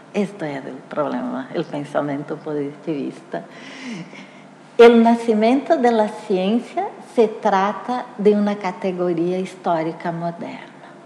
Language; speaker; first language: Spanish; non-native, fluent; Portuguese